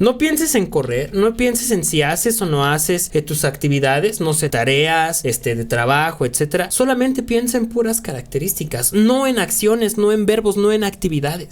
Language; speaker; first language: Spanish; native; Spanish